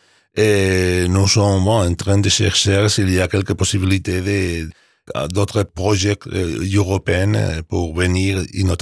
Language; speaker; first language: French; non-native, learner; Spanish